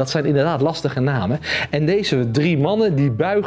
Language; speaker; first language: Dutch; native; Dutch